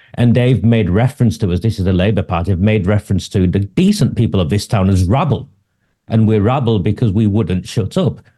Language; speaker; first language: English; native; English